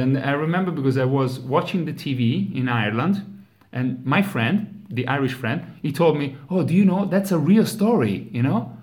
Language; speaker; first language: English; non-native, fluent; Italian